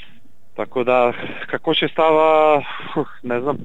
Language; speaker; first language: Bulgarian; non-native, learner; Serbian